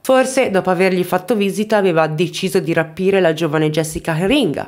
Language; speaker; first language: Italian; native; Italian